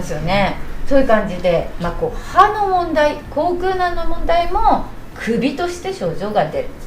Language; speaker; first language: Japanese; native; Japanese